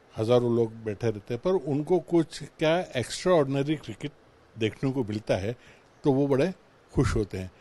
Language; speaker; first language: Hindi; native; Hindi